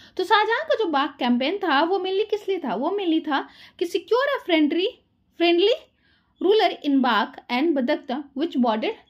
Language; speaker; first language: Hindi; native; Hindi